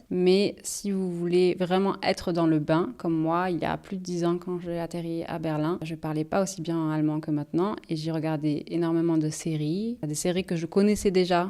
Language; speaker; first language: French; native; French